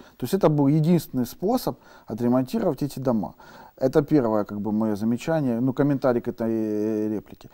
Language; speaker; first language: Russian; native; Russian